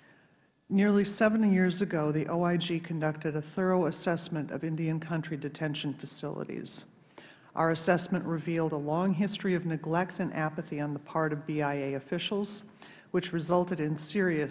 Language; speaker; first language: English; native; English